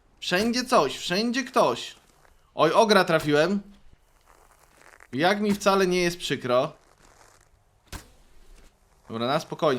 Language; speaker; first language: Polish; native; Polish